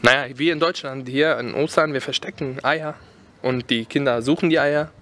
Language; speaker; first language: German; native; German